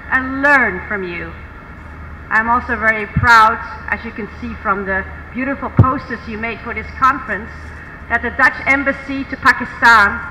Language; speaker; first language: English; non-native, fluent; Dutch